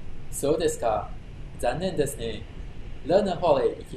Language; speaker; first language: Japanese; non-native, learner; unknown